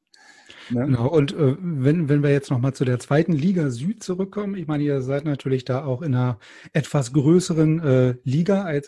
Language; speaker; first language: German; native; German